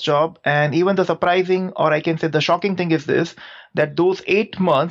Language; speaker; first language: English; non-native, local second language; Gujarati